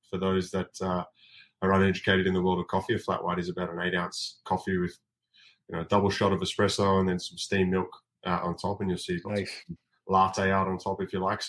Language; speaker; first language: English; native; English